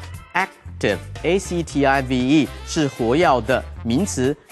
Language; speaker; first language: Chinese; native; Chinese